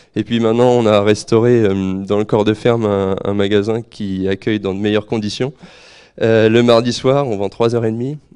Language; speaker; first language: French; native; French